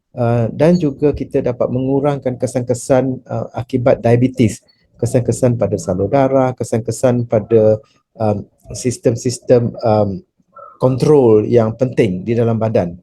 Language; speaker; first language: Malay; native; Malay